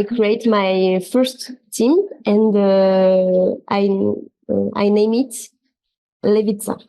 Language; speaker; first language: English; non-native, learner; French